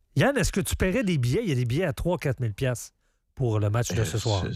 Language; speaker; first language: French; native; French